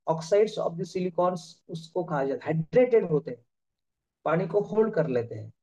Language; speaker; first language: Hindi; non-native, local second language; Marathi